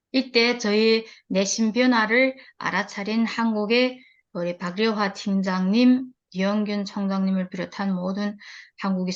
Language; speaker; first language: Korean; early bilingual, heritage; Korean